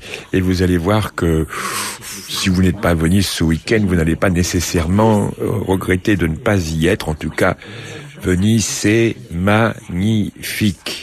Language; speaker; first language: French; native; French